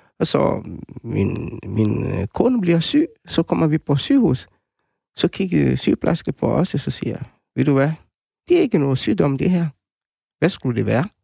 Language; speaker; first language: Danish; non-native, fluent; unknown